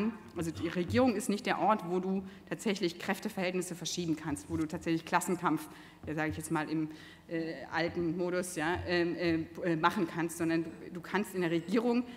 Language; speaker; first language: German; native; German